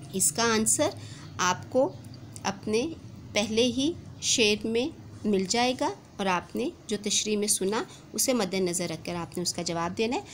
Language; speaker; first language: Urdu; native; Urdu